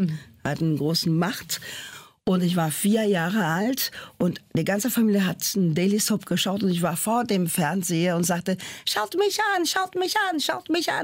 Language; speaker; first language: German; non-native, fluent; Portuguese